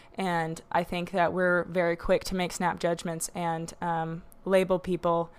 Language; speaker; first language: English; native; English